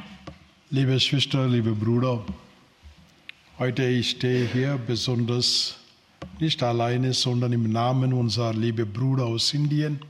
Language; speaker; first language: German; non-native, learner; Telugu